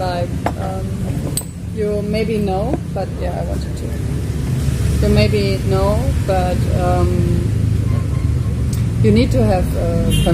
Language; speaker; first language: English; non-native, fluent; German